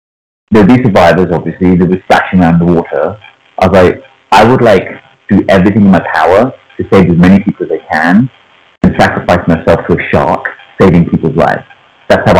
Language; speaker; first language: English; non-native, local second language; Punjabi